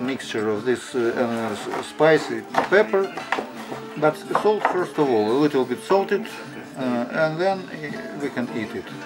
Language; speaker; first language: English; non-native, learner; Russian